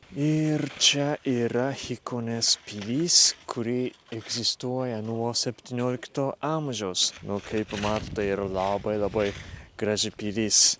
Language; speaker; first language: Lithuanian; non-native, fluent; Japanese